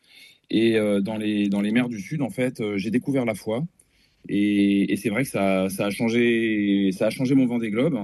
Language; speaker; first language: French; native; French